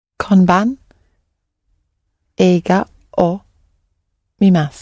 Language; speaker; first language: Japanese; non-native, learner; English